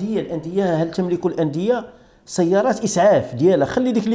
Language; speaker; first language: Arabic; native; Arabic